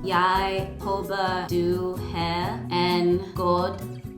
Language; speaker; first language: Danish; non-native, learner; English